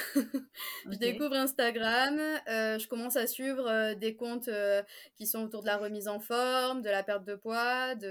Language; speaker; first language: French; native; French